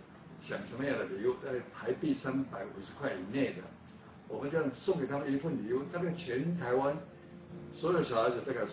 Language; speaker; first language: Chinese; native; Chinese